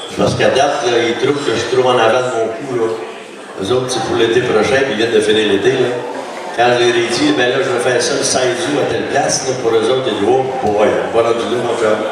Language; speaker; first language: French; native; French